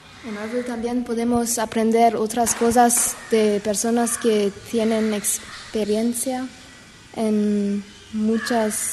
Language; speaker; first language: Spanish; non-native, learner; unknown